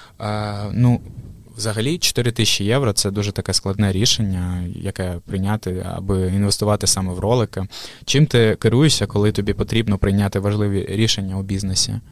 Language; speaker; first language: Ukrainian; native; Ukrainian